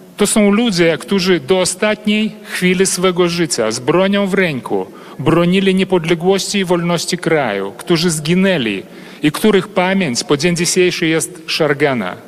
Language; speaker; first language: Polish; early bilingual, heritage; Polish